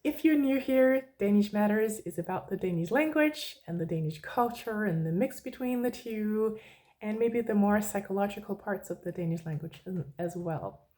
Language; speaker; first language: English; non-native, fluent; Danish